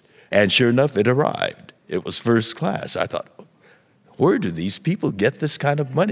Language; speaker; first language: English; native; English